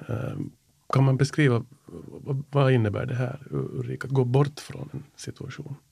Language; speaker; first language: Swedish; native; Swedish